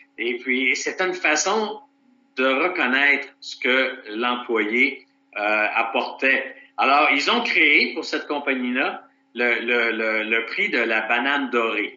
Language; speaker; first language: French; native; French